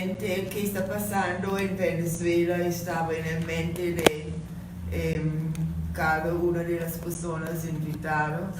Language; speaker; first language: Spanish; non-native, fluent; English